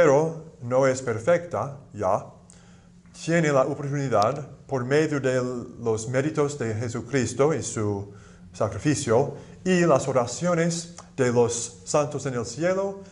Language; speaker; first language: Spanish; non-native, fluent; English